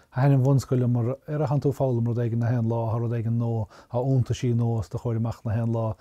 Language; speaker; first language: Irish; native; Irish